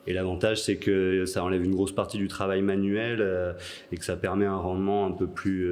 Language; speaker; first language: French; native; French